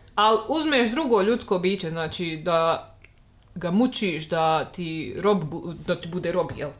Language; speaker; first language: Bosnian; native; Bosnian